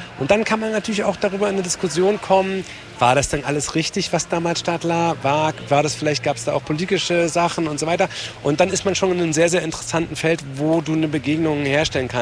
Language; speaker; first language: German; native; German